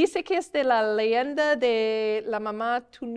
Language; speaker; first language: Spanish; non-native, learner; English